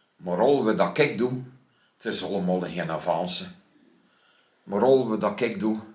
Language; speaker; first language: Dutch; native; Dutch